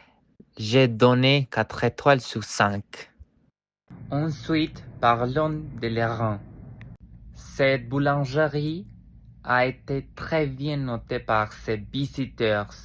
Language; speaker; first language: French; non-native, learner; Spanish